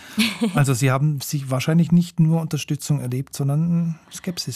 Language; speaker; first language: German; native; German